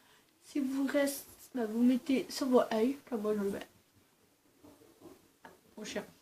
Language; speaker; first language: French; early bilingual, other home language; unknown